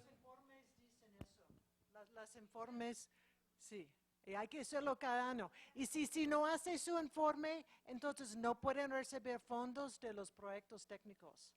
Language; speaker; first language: Spanish; non-native, fluent; English